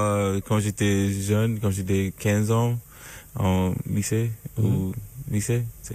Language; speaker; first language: French; non-native, learner; English